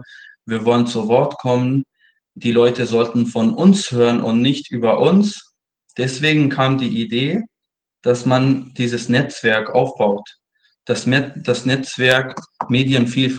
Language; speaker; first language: German; non-native, fluent; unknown